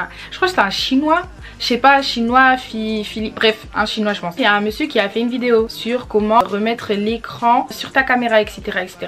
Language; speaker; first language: French; native; French